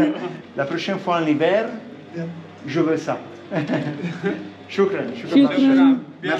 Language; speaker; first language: French; non-native, learner; Italian